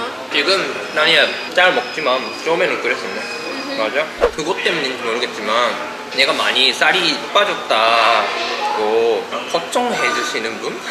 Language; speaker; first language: Korean; non-native, fluent; Japanese